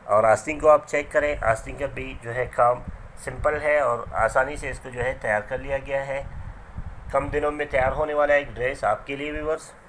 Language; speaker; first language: Urdu; native; Urdu